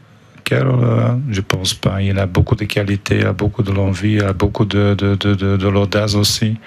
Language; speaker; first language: French; non-native, fluent; Dutch